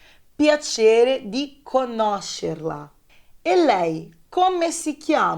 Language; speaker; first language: Italian; non-native, fluent; Portuguese